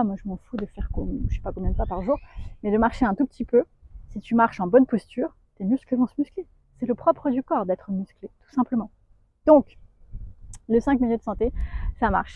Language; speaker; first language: French; native; French